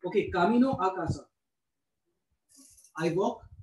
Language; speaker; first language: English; non-native, local second language; Hindi